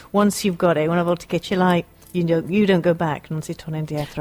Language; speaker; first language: Italian; non-native, fluent; English